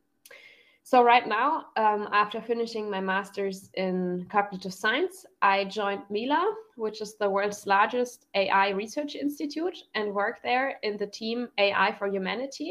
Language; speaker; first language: English; non-native, fluent; German